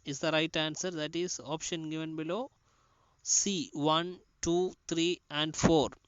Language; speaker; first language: English; non-native, local second language; Malayalam